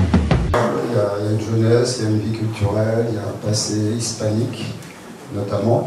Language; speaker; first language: French; early bilingual, other home language; Spanish